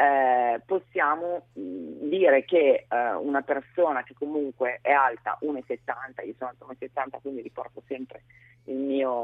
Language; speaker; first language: Italian; native; Italian